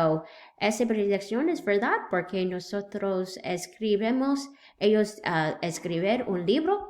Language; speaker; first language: Spanish; non-native, learner; English